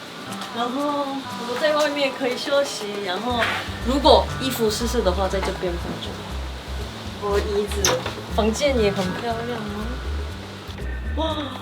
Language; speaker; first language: Chinese; non-native, fluent; Korean